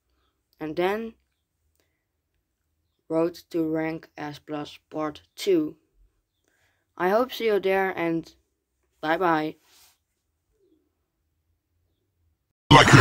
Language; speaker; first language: English; non-native, learner; Dutch